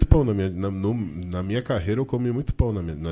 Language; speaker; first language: Portuguese; native; Portuguese